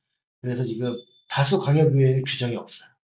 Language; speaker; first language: Korean; native; Korean